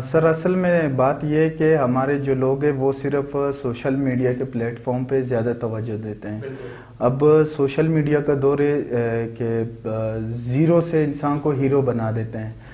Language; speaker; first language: Urdu; non-native, local second language; Pashto